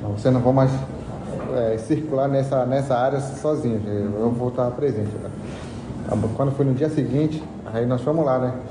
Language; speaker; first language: Portuguese; non-native, local second language; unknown